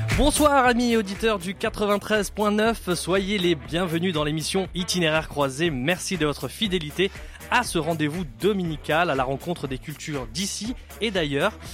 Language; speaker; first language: French; native; French